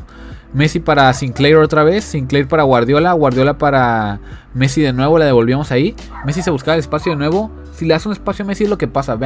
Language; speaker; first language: Spanish; native; Spanish